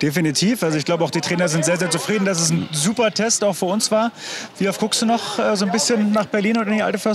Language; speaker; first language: German; native; German